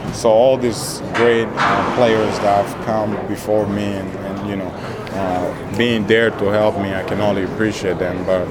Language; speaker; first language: English; non-native, fluent; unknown